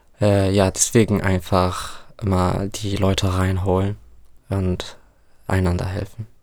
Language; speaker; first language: German; non-native, fluent; Arabic